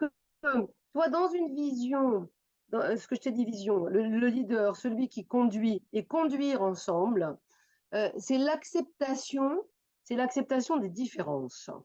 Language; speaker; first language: French; native; French